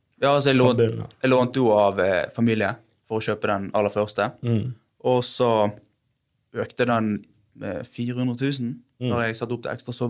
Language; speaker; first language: Norwegian; native; Norwegian